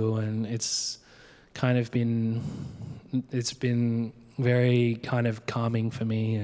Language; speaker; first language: English; native; English